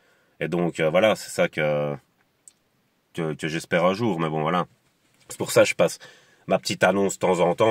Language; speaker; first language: French; native; French